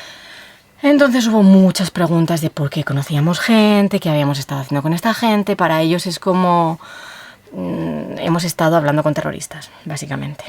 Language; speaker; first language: Spanish; native; Spanish